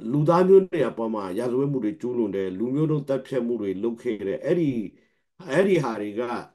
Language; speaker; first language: Burmese; non-native, local second language; Rohingya